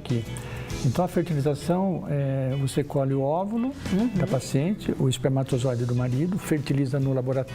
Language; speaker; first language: Portuguese; native; Portuguese